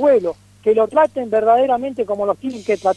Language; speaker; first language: Spanish; native; Spanish